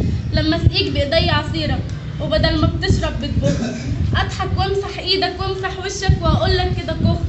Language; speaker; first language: Arabic; native; Arabic